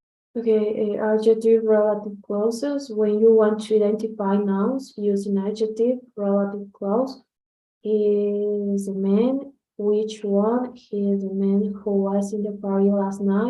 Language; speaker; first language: English; non-native, learner; Spanish